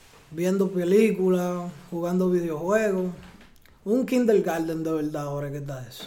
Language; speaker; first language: Spanish; early bilingual, heritage; Spanish